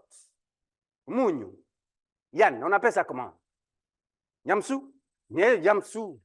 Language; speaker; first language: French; non-native, local second language; Kinyarwanda